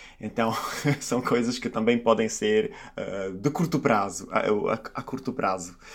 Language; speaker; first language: Portuguese; non-native, fluent; Italian